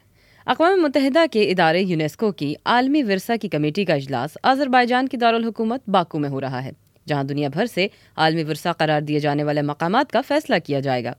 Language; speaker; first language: Urdu; native; Urdu